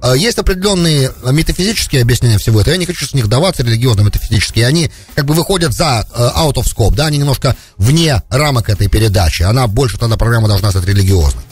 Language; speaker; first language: Russian; native; Russian